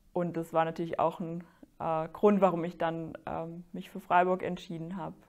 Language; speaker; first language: German; non-native, fluent; Finnish